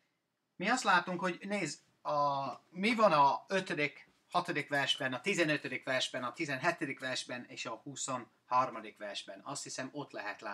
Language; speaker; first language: Hungarian; non-native, fluent; English